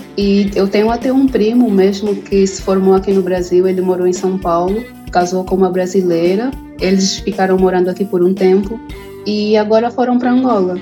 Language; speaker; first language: Portuguese; native; Portuguese